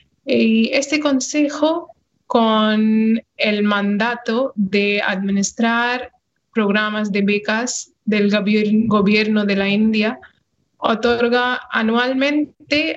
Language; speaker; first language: Spanish; non-native, fluent; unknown